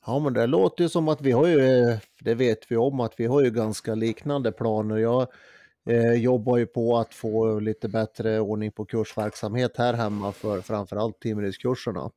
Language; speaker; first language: Swedish; native; Swedish